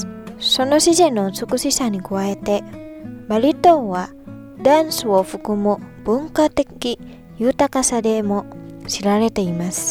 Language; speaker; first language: Japanese; non-native, fluent; Indonesian